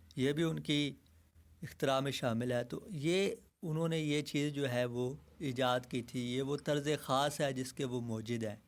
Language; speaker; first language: Urdu; native; Urdu